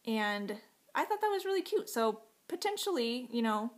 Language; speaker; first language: English; native; English